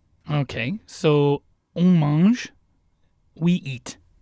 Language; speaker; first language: English; native; English